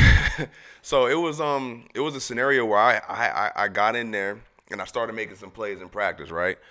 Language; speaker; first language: English; native; English